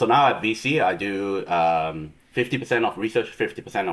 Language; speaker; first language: English; non-native, local second language; Cantonese